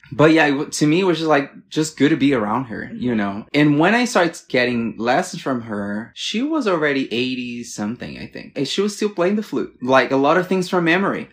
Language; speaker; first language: English; non-native, fluent; Portuguese